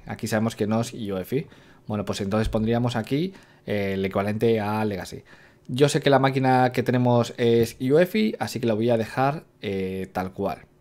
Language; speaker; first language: Spanish; native; Spanish